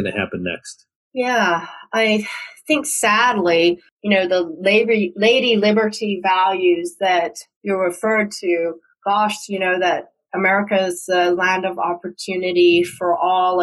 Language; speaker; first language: English; non-native, local second language; Cantonese